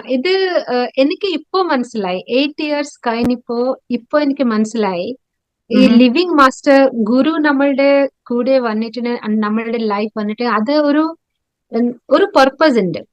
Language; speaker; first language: Malayalam; non-native, local second language; Odia